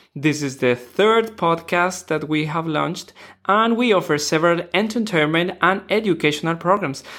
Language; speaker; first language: English; non-native, fluent; Spanish